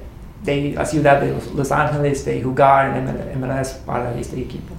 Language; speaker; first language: Spanish; non-native, fluent; English